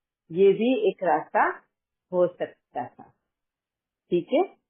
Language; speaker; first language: Hindi; native; Hindi